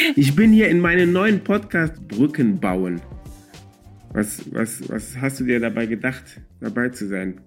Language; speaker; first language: German; early bilingual, other home language; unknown